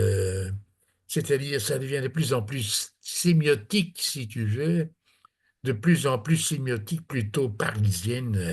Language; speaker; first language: French; non-native, fluent; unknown